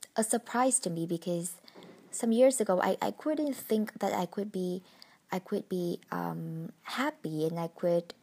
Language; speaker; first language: English; non-native, fluent; Vietnamese